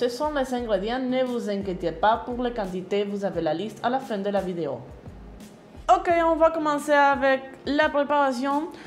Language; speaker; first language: French; non-native, learner; Spanish